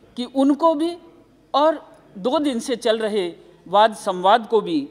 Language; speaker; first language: Hindi; native; Hindi